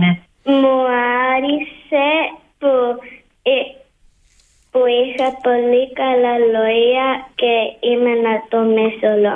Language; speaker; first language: Greek; early bilingual, heritage; Greek